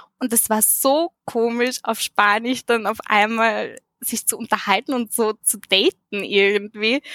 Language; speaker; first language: German; early bilingual, heritage; German